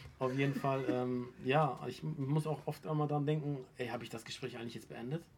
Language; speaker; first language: German; early bilingual, other home language; Turkish